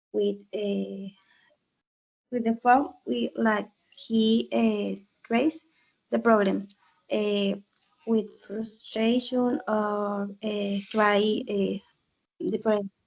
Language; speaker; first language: English; non-native, learner; Spanish